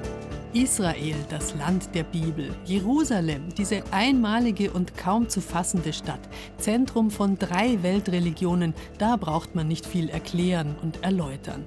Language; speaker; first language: German; native; German